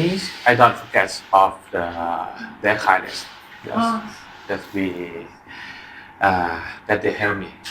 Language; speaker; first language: English; non-native, learner; Thai